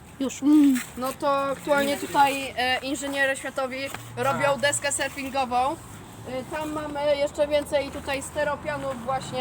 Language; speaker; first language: Polish; native; Polish